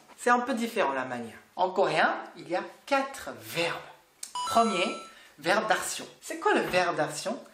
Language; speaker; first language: French; non-native, fluent; Korean